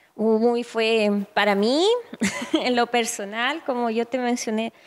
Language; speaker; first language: Spanish; native; Spanish